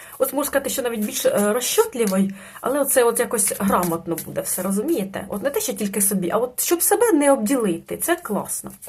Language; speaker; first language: Ukrainian; non-native, local second language; Russian